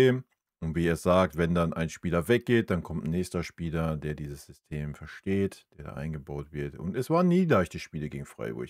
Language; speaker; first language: German; native; German